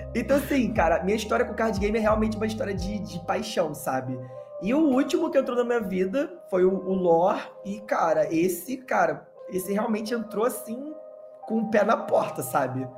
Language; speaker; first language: Portuguese; native; Portuguese